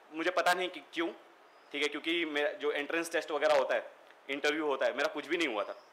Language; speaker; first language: Hindi; native; Hindi